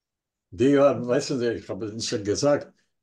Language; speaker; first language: German; non-native, learner; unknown